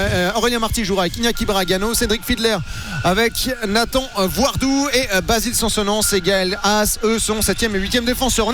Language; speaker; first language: French; native; French